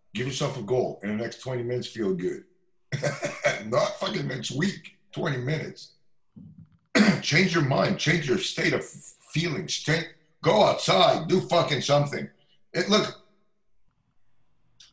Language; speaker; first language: English; non-native, fluent; French